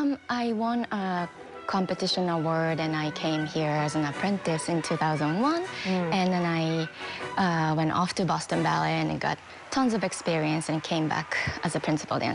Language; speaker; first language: English; non-native, fluent; Japanese